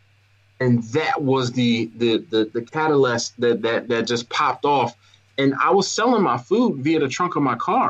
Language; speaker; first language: English; native; English